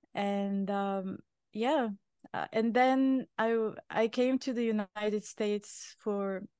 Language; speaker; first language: English; non-native, fluent; Bulgarian